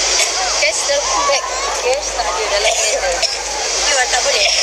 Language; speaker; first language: Indonesian; non-native, local second language; Malay